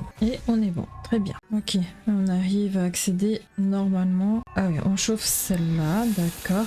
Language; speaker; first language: French; native; French